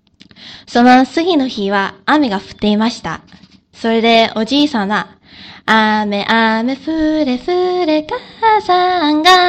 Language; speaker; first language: Japanese; non-native, learner; Korean